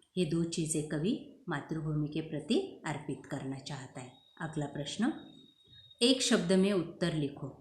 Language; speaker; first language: Hindi; non-native, local second language; Marathi